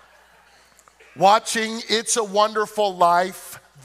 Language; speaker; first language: English; native; English